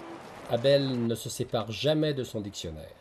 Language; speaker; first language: French; native; French